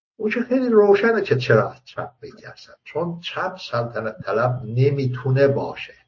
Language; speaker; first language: Persian; native; Persian